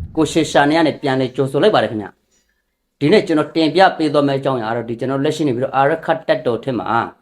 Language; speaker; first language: Burmese; non-native, local second language; Rohingya